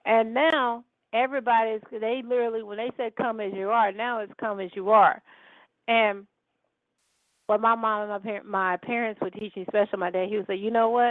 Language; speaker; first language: English; native; English